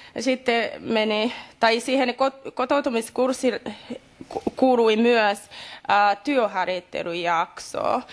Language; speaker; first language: Finnish; non-native, fluent; Kinyarwanda